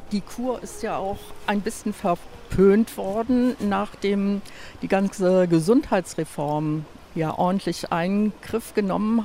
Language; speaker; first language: German; native; German